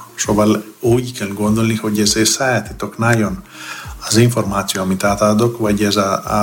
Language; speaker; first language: Hungarian; non-native, learner; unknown